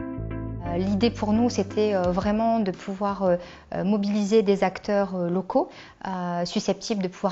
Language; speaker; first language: French; native; French